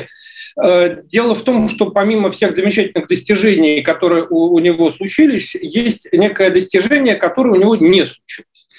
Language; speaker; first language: Russian; native; Russian